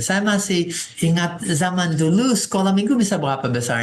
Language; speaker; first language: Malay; non-native, fluent; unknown